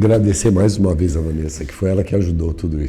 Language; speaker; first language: Portuguese; native; Portuguese